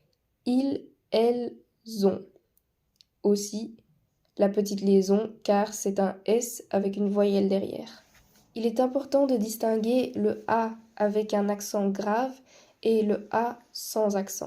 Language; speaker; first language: French; non-native, fluent; Spanish